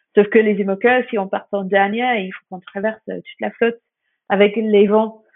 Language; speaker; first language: French; non-native, fluent; English